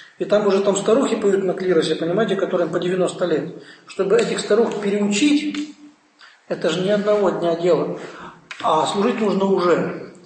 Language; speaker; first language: Russian; non-native, local second language; Ukrainian